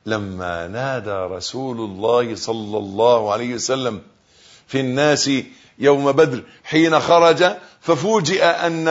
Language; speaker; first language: Arabic; native; Arabic